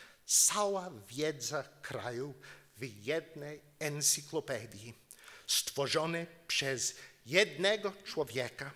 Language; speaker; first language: Polish; non-native, learner; English